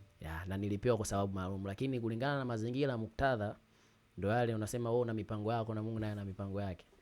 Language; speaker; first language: Swahili; native; Swahili